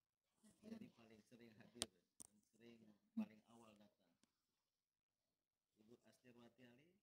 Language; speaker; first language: Indonesian; native; Indonesian